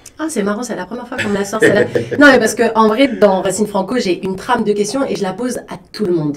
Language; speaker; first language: French; native; French